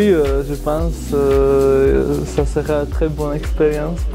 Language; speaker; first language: French; non-native, learner; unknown